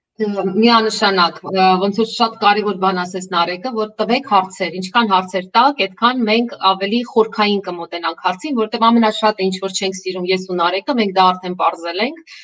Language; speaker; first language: Armenian; native; Armenian